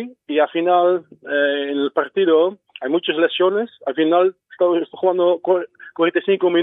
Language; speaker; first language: Spanish; non-native, fluent; Dutch